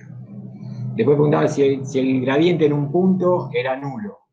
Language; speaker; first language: Spanish; native; Spanish